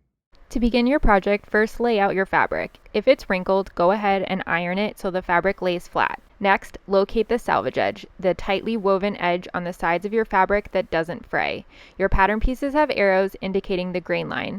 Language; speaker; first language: English; native; English